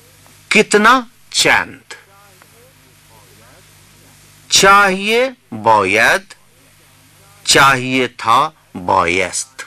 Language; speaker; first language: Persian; non-native, fluent; Urdu